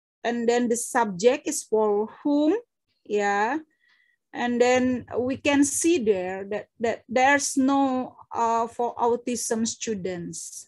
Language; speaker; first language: English; non-native, fluent; Indonesian